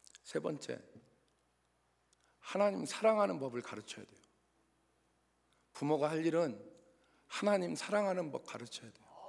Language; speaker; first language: Korean; native; Korean